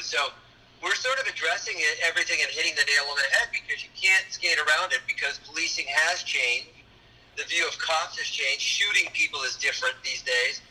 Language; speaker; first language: English; early bilingual, other home language; Spanish